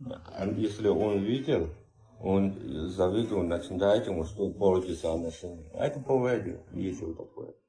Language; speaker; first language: Russian; non-native, learner; Chinese